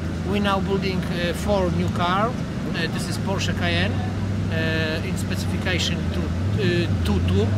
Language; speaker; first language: English; non-native, learner; Polish